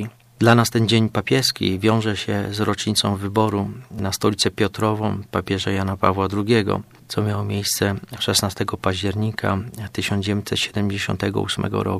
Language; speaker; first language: Polish; native; Polish